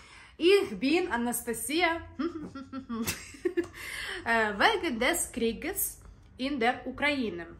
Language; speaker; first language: German; non-native, learner; Ukrainian